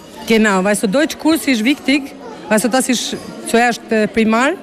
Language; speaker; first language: German; non-native, learner; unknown